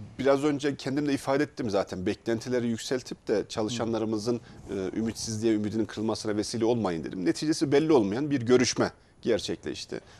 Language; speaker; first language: Turkish; native; Turkish